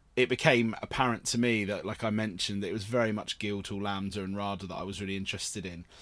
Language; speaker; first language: English; native; English